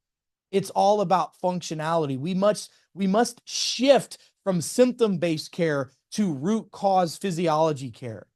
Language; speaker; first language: English; native; English